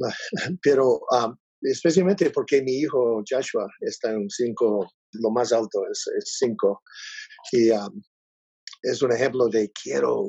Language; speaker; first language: Spanish; non-native, learner; English